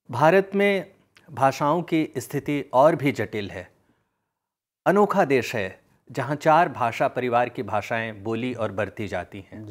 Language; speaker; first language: Hindi; native; Hindi